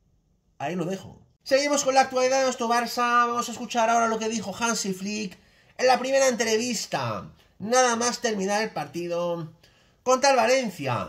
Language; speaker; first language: Spanish; native; Spanish